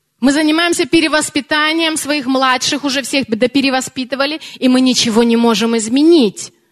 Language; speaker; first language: Russian; early bilingual, heritage; Russian